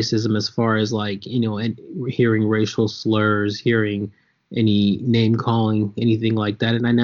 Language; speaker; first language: English; native; English